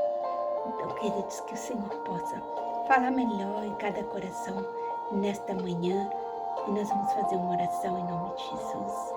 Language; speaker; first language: Portuguese; native; Portuguese